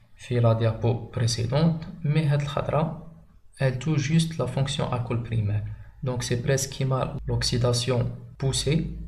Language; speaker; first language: French; non-native, local second language; Arabic